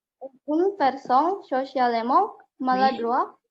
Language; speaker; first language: French; non-native, learner; Indonesian